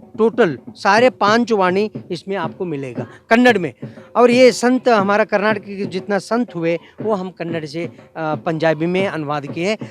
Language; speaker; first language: Hindi; non-native, local second language; Kannada